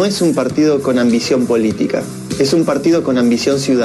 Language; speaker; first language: Spanish; native; Spanish